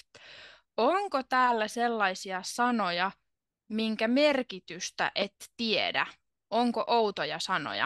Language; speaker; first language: Finnish; native; Finnish